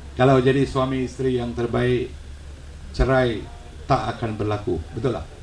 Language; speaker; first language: Malay; non-native, local second language; Tamil